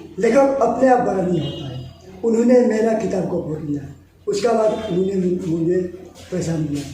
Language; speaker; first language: Hindi; non-native, local second language; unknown